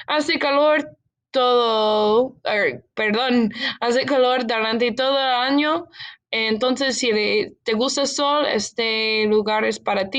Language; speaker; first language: Spanish; non-native, learner; English